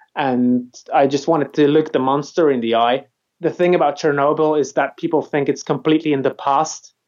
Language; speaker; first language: English; non-native, fluent; Polish